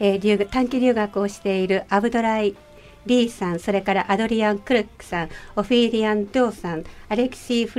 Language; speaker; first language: Japanese; native; Japanese